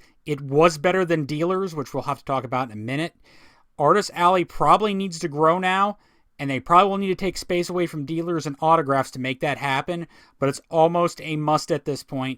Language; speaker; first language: English; native; English